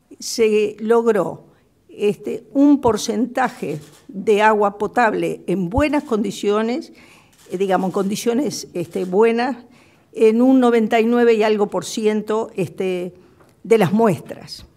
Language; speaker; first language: Spanish; native; Spanish